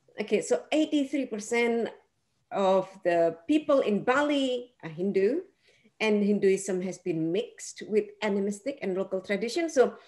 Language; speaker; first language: English; non-native, fluent; Indonesian